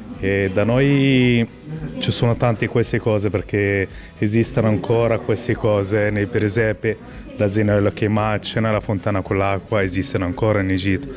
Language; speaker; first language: Italian; non-native, fluent; Arabic